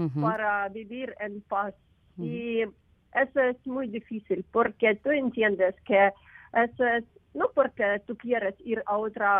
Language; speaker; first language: Spanish; non-native, learner; Ukrainian